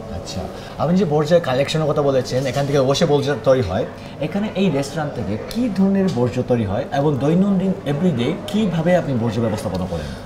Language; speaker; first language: Bangla; non-native, fluent; Japanese